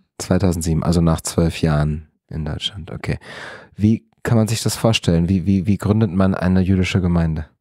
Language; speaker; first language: German; native; German